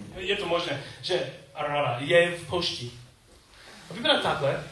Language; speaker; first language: Czech; non-native, learner; English